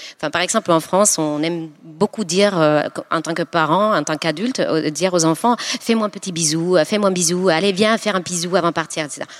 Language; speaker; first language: French; non-native, fluent; Finnish